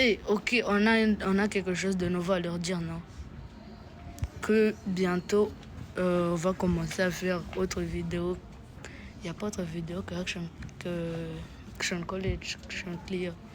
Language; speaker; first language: French; non-native, local second language; Kinyarwanda